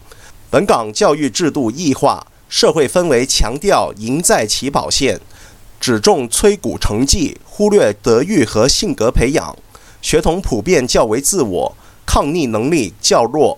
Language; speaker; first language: Chinese; non-native, local second language; Cantonese